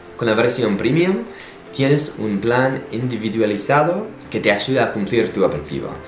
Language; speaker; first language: Spanish; non-native, fluent; English